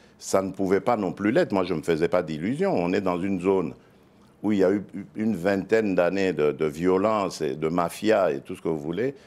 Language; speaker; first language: French; non-native, local second language; Luba-Lulua